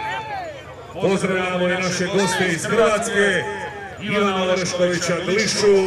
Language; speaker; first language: Serbian; native; Serbian